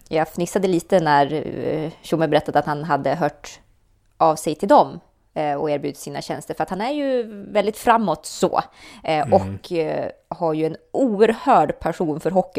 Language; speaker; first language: Swedish; native; Swedish